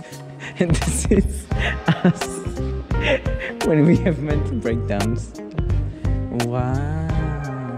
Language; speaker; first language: English; non-native, fluent; Slovak